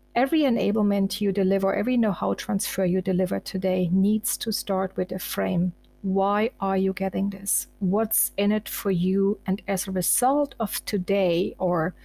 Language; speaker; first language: English; non-native, fluent; German